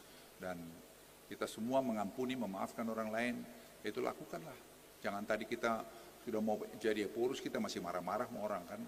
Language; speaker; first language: Indonesian; native; Indonesian